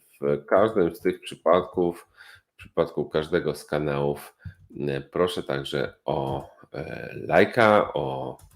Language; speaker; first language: Polish; native; Polish